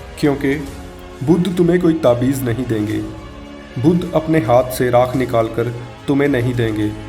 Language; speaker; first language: Hindi; native; Hindi